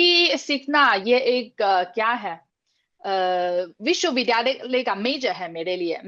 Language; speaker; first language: Hindi; non-native, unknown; Chinese